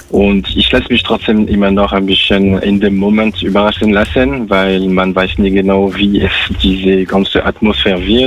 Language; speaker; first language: German; non-native, fluent; French